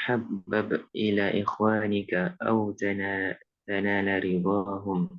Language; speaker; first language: Arabic; non-native, learner; Indonesian